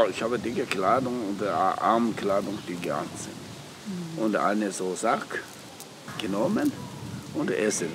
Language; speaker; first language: German; non-native, learner; Tibetan